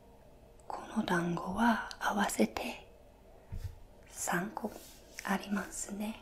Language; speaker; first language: Japanese; non-native, fluent; English